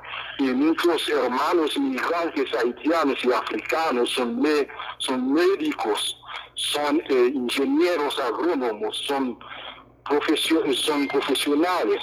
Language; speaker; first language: Spanish; non-native, fluent; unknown